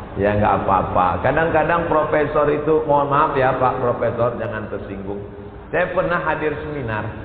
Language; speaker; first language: Indonesian; native; Indonesian